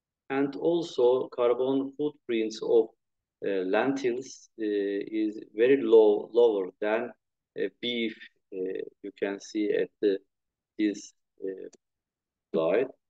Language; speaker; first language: English; non-native, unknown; Turkish